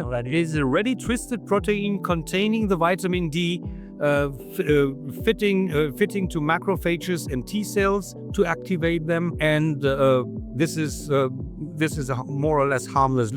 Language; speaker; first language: English; non-native, fluent; German